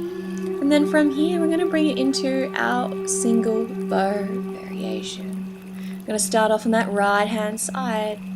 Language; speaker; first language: English; native; English